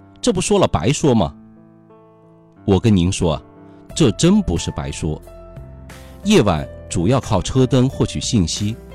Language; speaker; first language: Chinese; native; Chinese